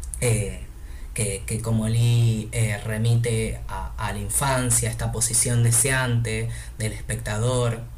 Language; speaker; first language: Spanish; native; Spanish